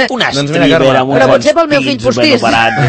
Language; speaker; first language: Catalan; native; Catalan